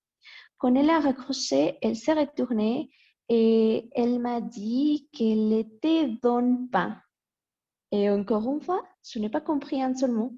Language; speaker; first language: French; non-native, learner; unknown